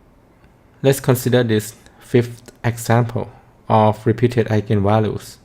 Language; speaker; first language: English; non-native, fluent; Thai